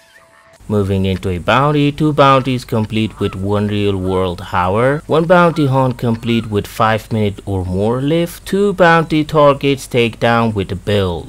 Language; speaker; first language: English; non-native, fluent; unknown